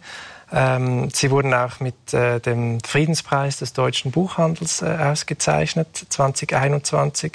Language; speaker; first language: German; native; German